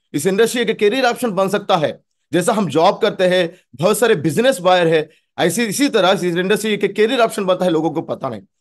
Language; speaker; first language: Hindi; non-native, local second language; Telugu